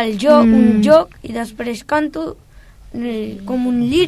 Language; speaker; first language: Catalan; non-native, learner; Urdu